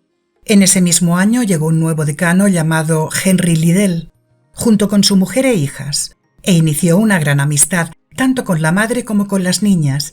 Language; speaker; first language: Spanish; native; Spanish